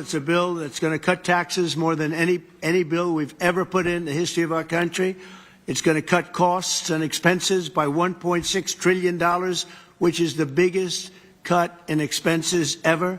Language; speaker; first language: English; native; English